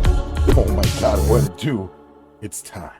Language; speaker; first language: English; native; English